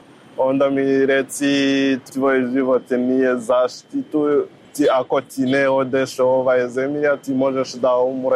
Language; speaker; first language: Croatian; non-native, learner; Rundi